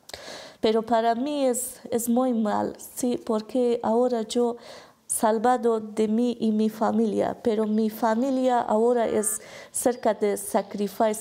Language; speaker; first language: Spanish; non-native, learner; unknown